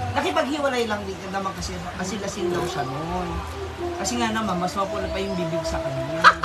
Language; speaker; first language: Filipino; native; Filipino